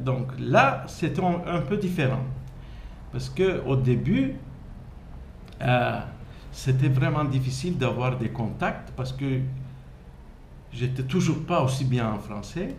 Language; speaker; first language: French; non-native, fluent; Turkish